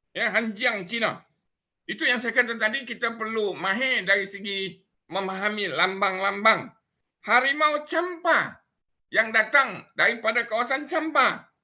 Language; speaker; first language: Malay; native; Malay